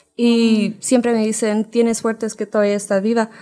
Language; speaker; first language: Spanish; early bilingual, heritage; Spanish